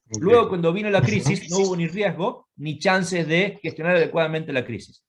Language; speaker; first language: Spanish; native; Spanish